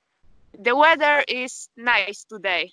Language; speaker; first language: English; non-native, fluent; Polish